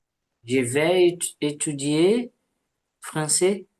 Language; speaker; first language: French; non-native, learner; Portuguese